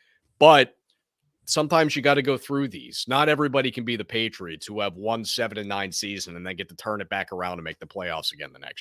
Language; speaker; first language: English; native; English